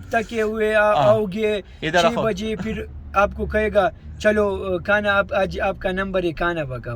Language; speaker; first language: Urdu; non-native, local second language; Pashto